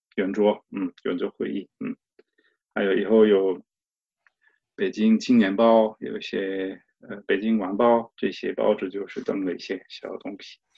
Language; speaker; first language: Chinese; non-native, fluent; German